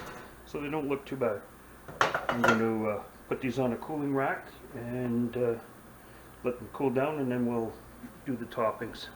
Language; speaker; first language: English; native; English